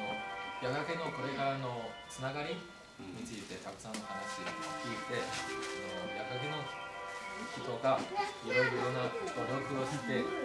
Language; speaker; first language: Japanese; non-native, fluent; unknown